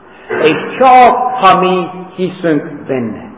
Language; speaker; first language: Hungarian; non-native, learner; English